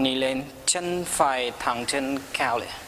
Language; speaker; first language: Vietnamese; non-native, learner; Hindi